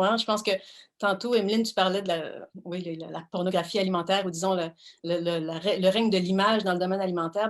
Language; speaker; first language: French; native; French